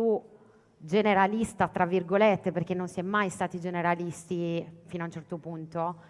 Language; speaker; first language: Italian; native; Italian